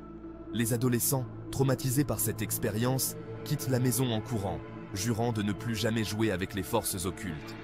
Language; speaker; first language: French; native; French